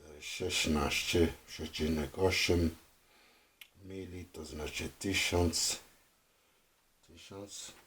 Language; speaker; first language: Polish; non-native, fluent; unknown